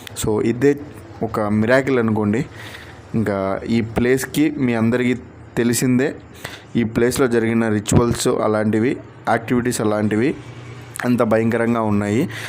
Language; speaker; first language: Telugu; native; Telugu